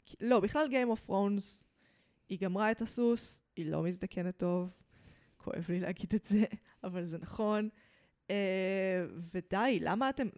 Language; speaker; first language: Hebrew; early bilingual, other home language; English